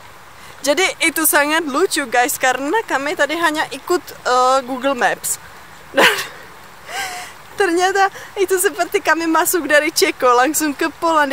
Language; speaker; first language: Indonesian; non-native, fluent; Czech